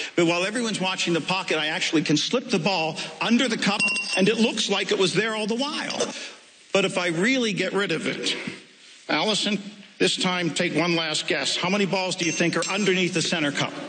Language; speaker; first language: English; native; English